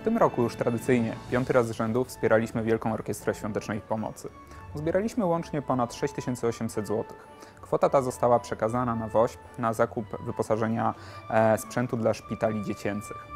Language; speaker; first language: Polish; native; Polish